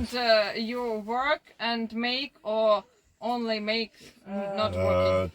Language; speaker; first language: English; non-native, learner; Ukrainian